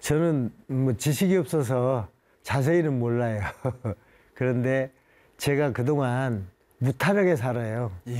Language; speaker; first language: Korean; native; Korean